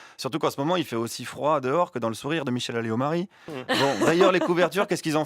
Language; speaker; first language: French; native; French